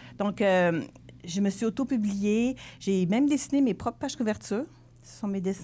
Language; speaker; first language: French; native; French